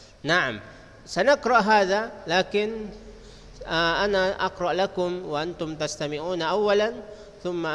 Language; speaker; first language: Arabic; non-native, fluent; Indonesian